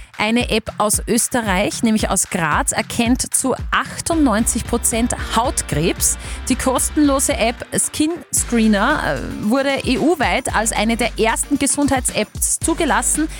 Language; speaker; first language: German; native; German